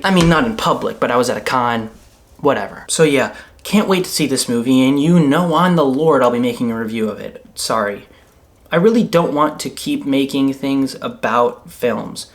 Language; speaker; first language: English; native; English